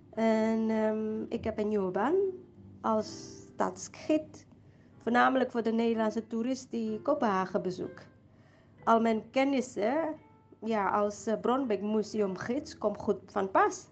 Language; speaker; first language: Dutch; non-native, fluent; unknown